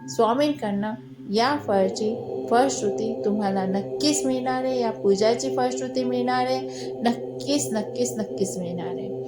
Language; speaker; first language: Marathi; non-native, local second language; Hindi